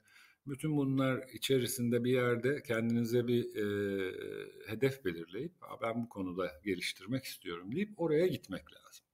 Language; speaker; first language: Turkish; native; Turkish